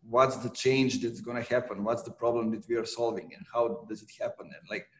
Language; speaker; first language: English; non-native, fluent; Serbian